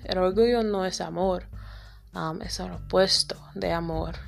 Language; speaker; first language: Spanish; non-native, learner; English